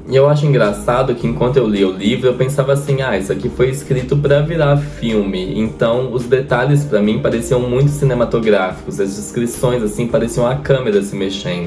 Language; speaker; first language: Portuguese; native; Portuguese